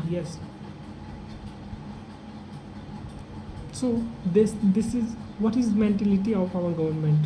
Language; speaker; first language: English; non-native, learner; Hindi